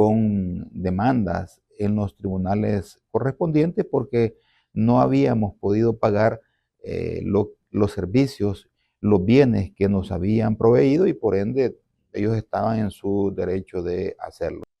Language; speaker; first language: Spanish; native; Spanish